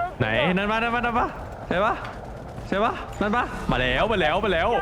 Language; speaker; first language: Thai; native; Thai